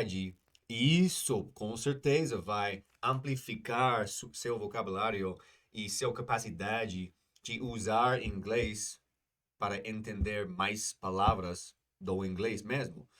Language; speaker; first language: Portuguese; non-native, fluent; English